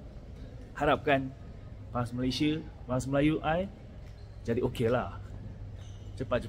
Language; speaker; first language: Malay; non-native, fluent; Korean